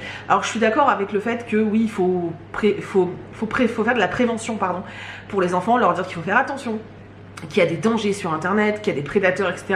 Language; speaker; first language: French; native; French